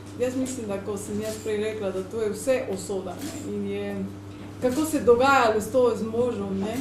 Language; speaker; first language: Slovenian; non-native, learner; Spanish